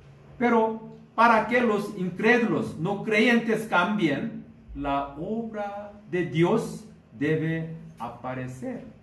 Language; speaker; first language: Spanish; non-native, learner; Korean